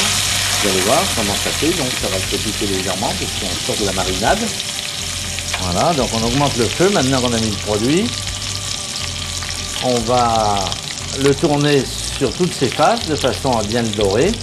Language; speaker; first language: French; native; French